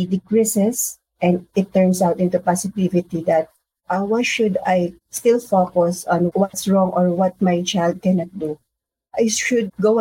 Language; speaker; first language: English; non-native, local second language; Filipino